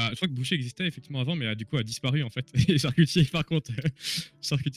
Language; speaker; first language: French; native; French